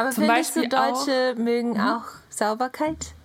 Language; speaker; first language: German; non-native, learner; Japanese